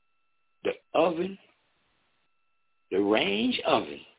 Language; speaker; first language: English; native; English